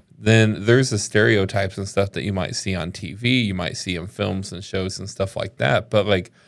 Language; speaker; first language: English; native; English